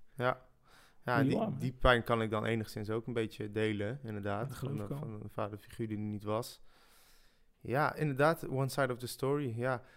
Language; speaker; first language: Dutch; early bilingual, other home language; French